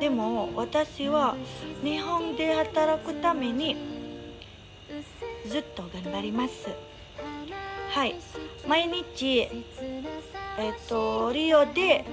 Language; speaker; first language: Japanese; non-native, learner; Indonesian